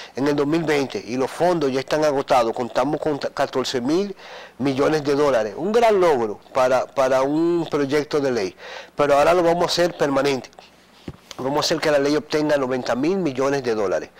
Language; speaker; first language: Spanish; early bilingual, heritage; Spanish